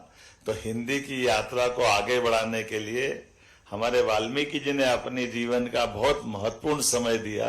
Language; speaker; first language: Hindi; native; Hindi